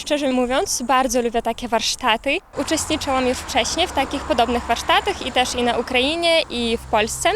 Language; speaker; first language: Polish; non-native, fluent; Ukrainian